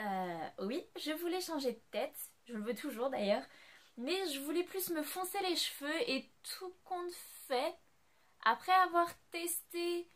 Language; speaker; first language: French; native; French